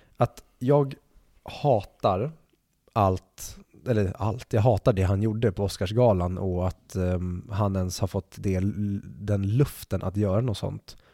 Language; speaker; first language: Swedish; native; Swedish